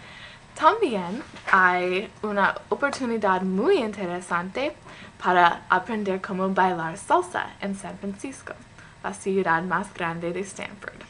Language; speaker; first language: Spanish; non-native, learner; English